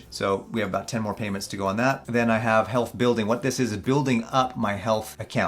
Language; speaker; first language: English; native; English